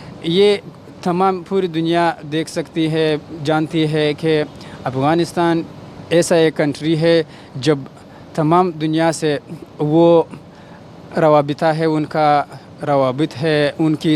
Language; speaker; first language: Hindi; non-native, learner; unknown